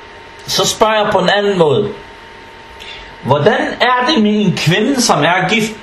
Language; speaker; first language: Danish; non-native, fluent; Arabic